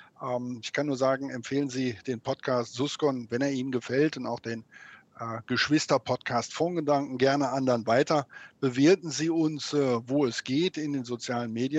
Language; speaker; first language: German; native; German